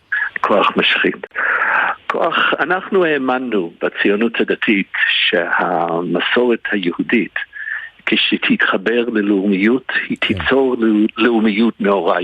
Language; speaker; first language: Hebrew; non-native, fluent; English